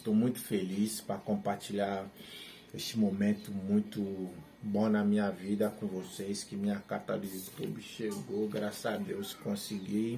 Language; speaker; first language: Portuguese; non-native, learner; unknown